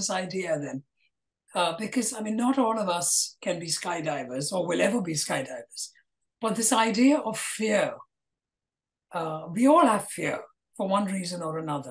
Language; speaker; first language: English; non-native, local second language; Malayalam